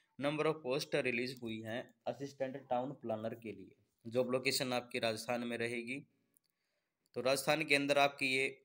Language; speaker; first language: Hindi; native; Hindi